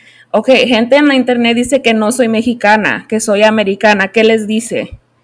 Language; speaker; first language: Spanish; early bilingual, heritage; Spanish